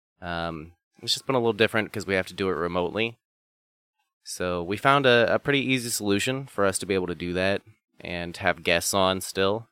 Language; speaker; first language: English; native; English